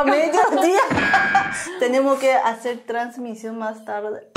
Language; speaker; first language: Spanish; non-native, learner; Korean